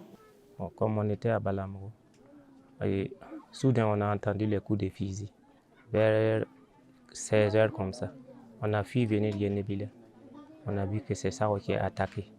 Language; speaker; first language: French; non-native, local second language; Mossi